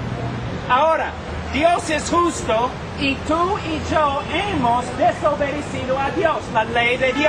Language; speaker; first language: Spanish; non-native, fluent; English